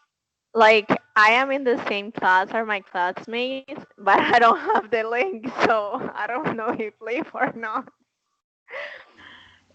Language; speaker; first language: English; non-native, fluent; Spanish